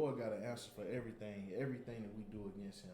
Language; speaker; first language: English; native; English